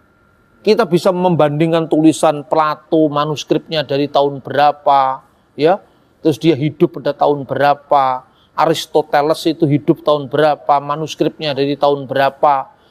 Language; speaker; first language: Indonesian; native; Indonesian